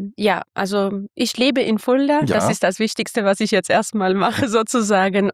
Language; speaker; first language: German; non-native, fluent; Armenian